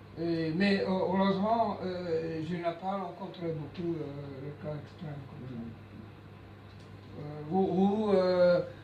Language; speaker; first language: French; non-native, learner; Japanese